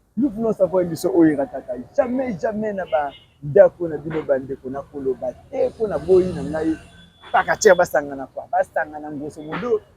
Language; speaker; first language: Lingala; native; Lingala